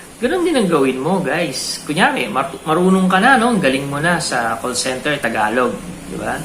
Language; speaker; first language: Filipino; native; Filipino